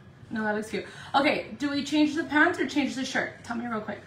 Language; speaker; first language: English; early bilingual, other home language; Spanish